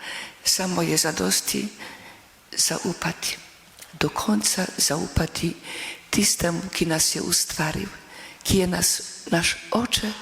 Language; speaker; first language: Slovenian; non-native, fluent; Polish